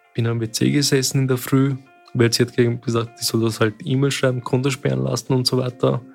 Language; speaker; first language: German; early bilingual, other home language; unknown